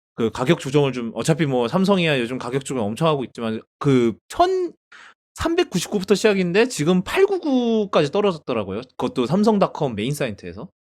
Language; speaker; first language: Korean; native; Korean